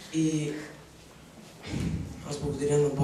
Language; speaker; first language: Bulgarian; early bilingual, heritage; Bulgarian